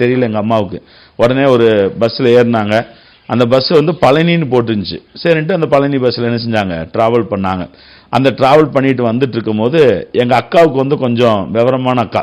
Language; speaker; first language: Tamil; native; Tamil